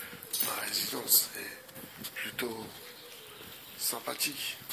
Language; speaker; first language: French; native; French